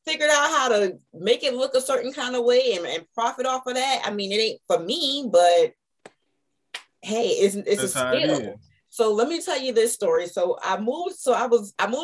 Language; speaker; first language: English; native; English